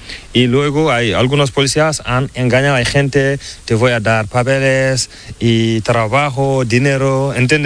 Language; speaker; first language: Spanish; non-native, learner; Fula